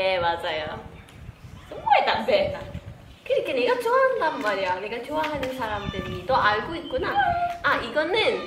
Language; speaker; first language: Korean; non-native, learner; Malay